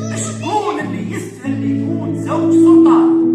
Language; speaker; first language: Arabic; native; Arabic